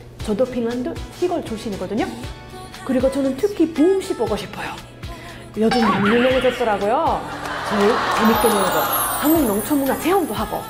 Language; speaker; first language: Korean; non-native, fluent; Finnish